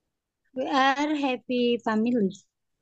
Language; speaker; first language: English; non-native, learner; Indonesian